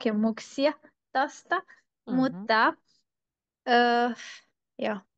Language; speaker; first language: Finnish; non-native, learner; Turkish